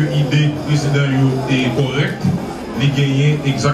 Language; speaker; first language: French; non-native, local second language; Haitian Creole